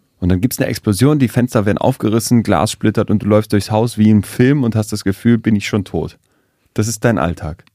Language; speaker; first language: German; native; German